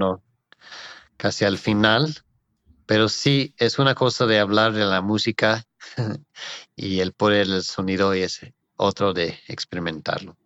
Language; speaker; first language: Spanish; non-native, fluent; English